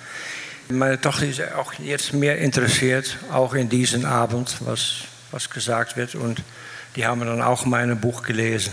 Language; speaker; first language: German; non-native, fluent; Dutch